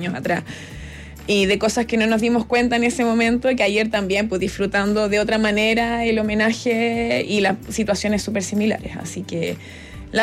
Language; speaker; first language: Spanish; native; Spanish